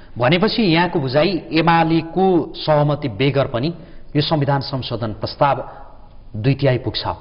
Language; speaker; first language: Nepali; native; Nepali